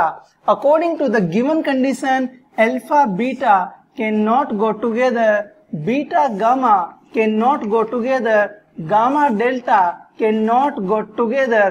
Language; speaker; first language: English; non-native, local second language; Hindi